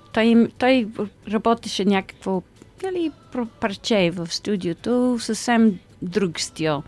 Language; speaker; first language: Bulgarian; early bilingual, heritage; Bulgarian